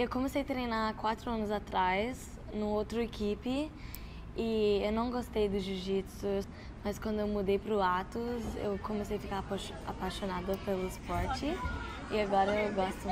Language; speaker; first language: Portuguese; early bilingual, heritage; Portuguese